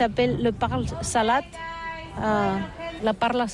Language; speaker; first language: French; non-native, learner; Catalan